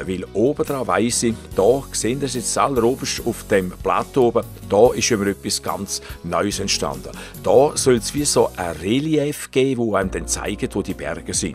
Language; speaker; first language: German; native; German